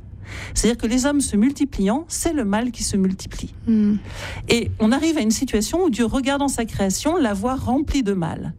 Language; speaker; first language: French; native; French